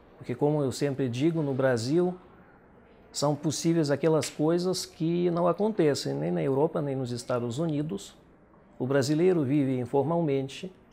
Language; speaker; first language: Portuguese; non-native, fluent; Russian